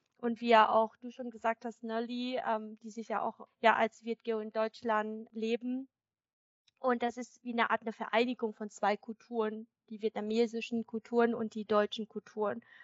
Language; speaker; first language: German; early bilingual, other home language; Vietnamese